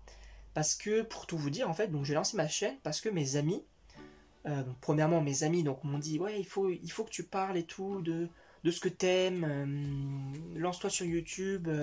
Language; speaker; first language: French; native; French